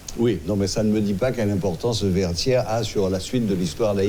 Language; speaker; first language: French; non-native, local second language; Haitian Creole